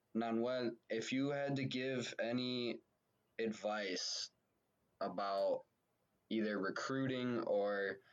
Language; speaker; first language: English; native; English